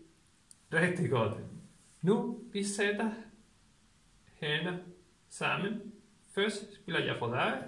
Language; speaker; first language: Danish; non-native, learner; Spanish